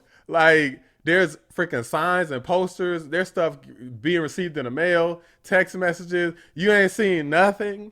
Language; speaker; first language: English; native; English